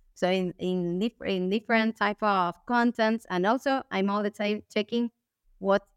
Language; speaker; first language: English; non-native, fluent; Spanish